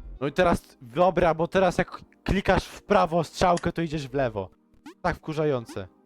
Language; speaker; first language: Polish; native; Polish